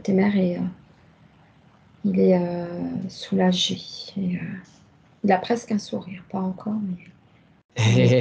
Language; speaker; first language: French; native; French